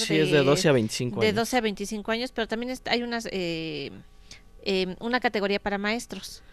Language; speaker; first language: Spanish; native; Spanish